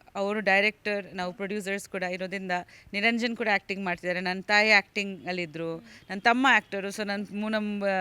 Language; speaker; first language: Kannada; non-native, fluent; Bangla